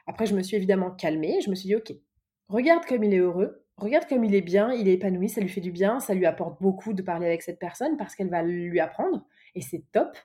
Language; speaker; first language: French; native; French